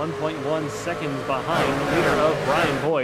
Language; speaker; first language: English; native; English